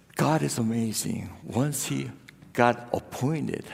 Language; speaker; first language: English; non-native, fluent; Korean